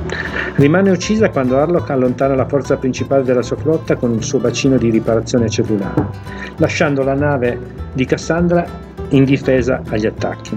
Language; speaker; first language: Italian; native; Italian